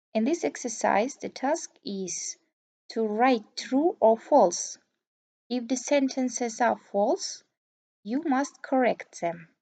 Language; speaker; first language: English; non-native, fluent; Kazakh